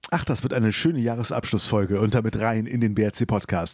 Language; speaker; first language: German; native; German